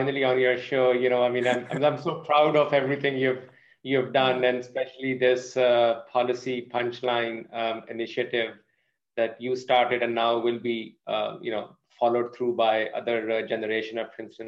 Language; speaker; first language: English; non-native, local second language; Urdu